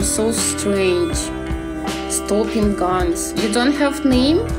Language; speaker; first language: English; non-native, learner; Russian